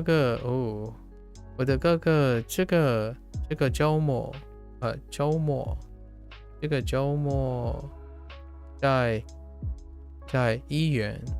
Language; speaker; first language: Chinese; non-native, learner; English